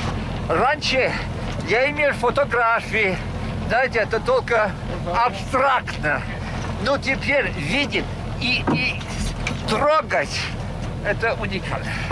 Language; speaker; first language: Russian; non-native, learner; French